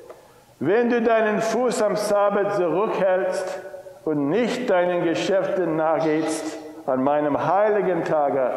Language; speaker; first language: German; non-native, fluent; English